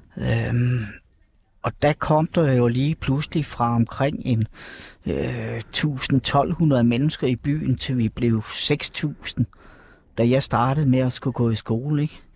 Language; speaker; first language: Danish; native; Danish